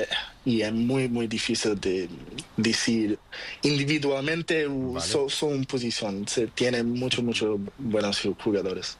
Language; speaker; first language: Spanish; non-native, learner; Portuguese